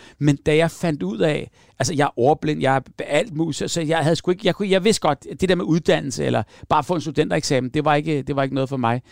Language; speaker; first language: Danish; native; Danish